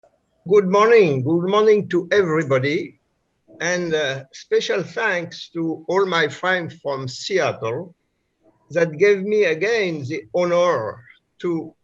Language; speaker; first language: English; non-native, fluent; French